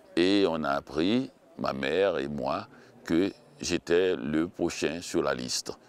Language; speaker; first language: French; native; French